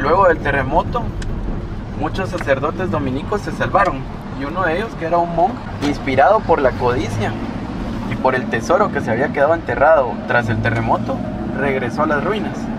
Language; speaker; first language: Spanish; native; Spanish